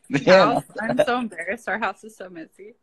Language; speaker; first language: English; native; English